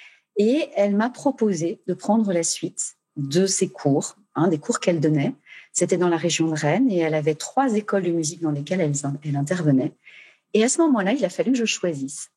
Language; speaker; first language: French; native; French